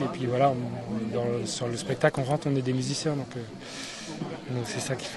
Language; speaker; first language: French; native; French